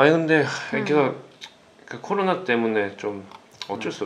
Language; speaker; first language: Korean; native; Korean